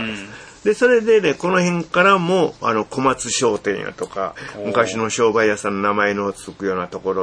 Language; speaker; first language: Japanese; native; Japanese